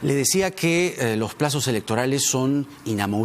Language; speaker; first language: Spanish; native; Spanish